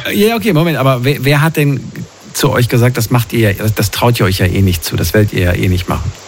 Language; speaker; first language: German; native; German